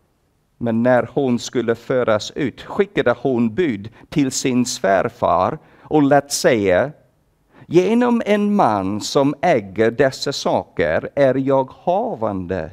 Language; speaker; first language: Swedish; non-native, fluent; English